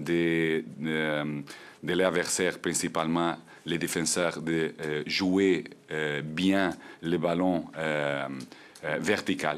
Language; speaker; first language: French; non-native, learner; Portuguese